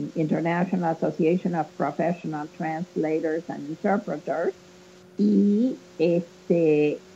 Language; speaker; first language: Spanish; native; Spanish